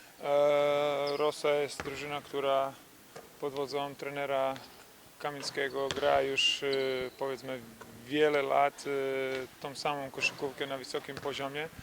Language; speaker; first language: Polish; non-native, fluent; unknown